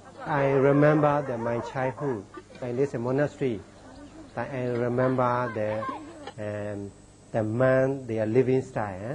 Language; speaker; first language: English; non-native, learner; Burmese